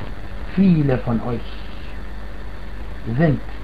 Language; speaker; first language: German; non-native, fluent; Arabic